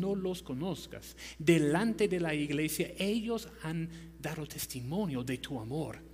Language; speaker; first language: Spanish; non-native, fluent; English